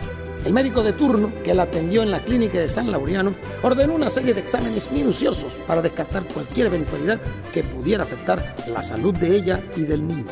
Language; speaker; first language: Spanish; native; Spanish